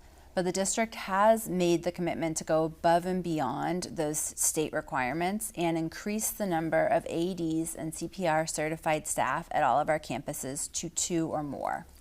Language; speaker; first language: English; native; English